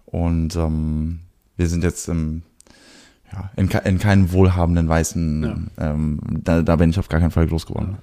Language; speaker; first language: German; early bilingual, heritage; German